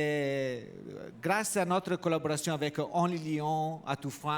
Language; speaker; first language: French; non-native, learner; Italian